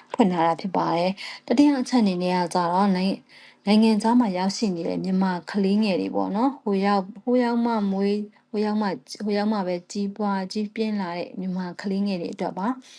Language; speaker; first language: Burmese; native; Burmese